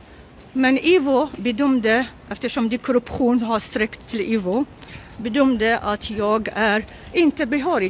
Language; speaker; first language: Swedish; non-native, local second language; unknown